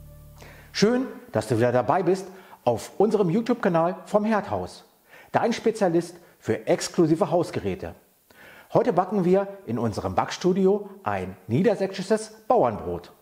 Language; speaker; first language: German; native; German